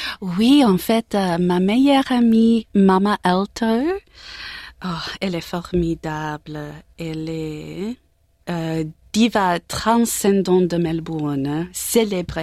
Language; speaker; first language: French; non-native, learner; English